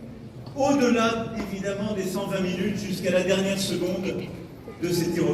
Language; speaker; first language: French; native; French